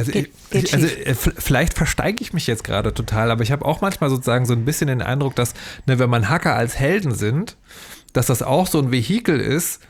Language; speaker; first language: German; native; German